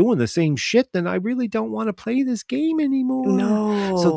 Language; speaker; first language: English; native; English